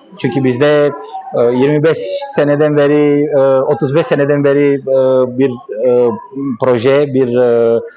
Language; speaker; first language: Turkish; non-native, learner; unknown